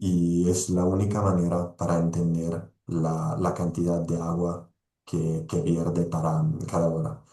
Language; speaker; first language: Spanish; non-native, fluent; Italian